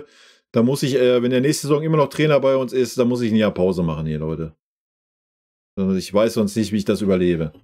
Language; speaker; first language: German; native; German